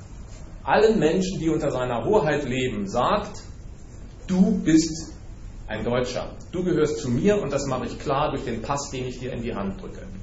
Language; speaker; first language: German; native; German